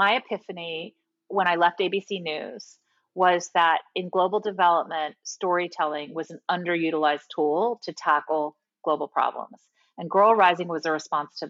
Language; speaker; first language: English; native; English